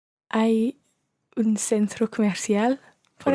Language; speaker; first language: Spanish; non-native, learner; English